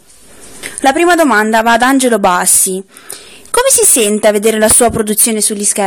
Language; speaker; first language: Italian; native; Italian